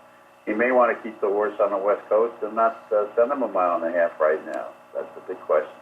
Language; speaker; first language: English; native; English